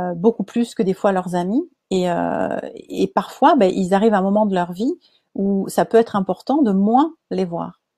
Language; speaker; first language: French; native; French